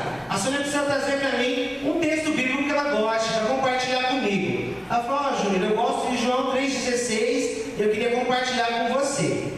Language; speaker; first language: Portuguese; native; Portuguese